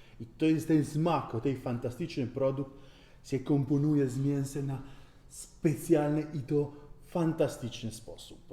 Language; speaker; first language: Polish; non-native, learner; Italian